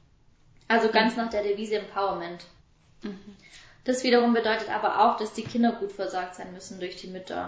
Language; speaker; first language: German; native; German